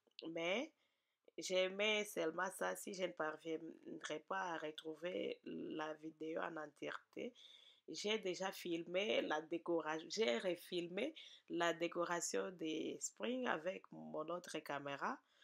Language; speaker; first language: French; non-native, local second language; Swahili